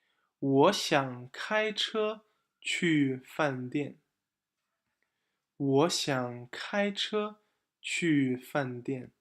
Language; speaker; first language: Chinese; non-native, fluent; English